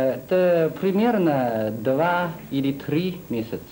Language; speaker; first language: Russian; non-native, learner; Chinese